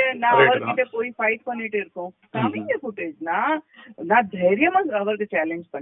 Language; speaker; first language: Tamil; non-native, fluent; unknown